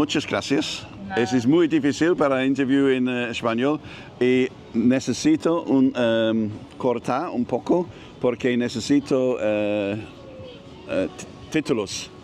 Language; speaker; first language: Spanish; non-native, learner; English